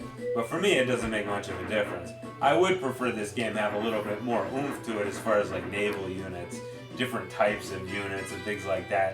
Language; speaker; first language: English; native; English